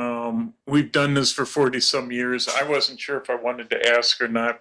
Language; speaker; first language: English; native; English